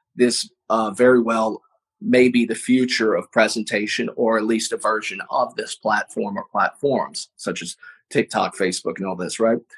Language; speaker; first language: English; native; English